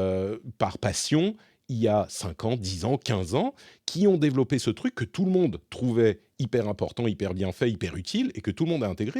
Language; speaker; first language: French; native; French